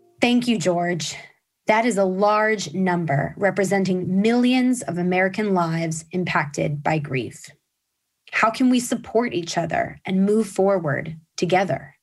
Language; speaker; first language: English; native; English